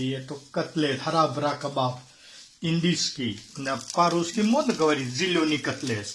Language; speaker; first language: Russian; non-native, learner; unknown